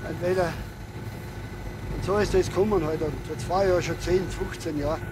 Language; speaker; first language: German; native; German